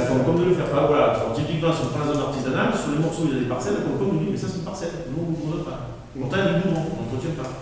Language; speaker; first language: French; native; French